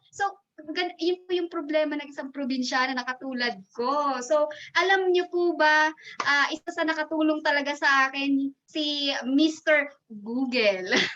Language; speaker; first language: Filipino; non-native, local second language; Masbatenyo